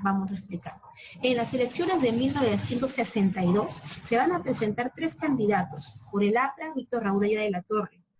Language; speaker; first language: Spanish; native; Spanish